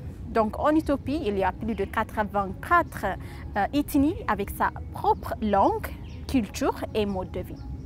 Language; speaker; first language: French; non-native, fluent; Amharic